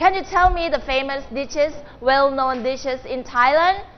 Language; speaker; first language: English; non-native, fluent; Thai